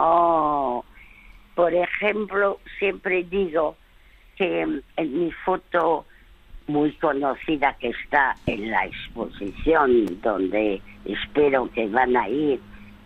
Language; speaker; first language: Spanish; early bilingual, other home language; French